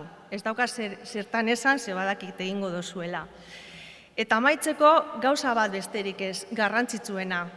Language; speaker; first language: Basque; native; Basque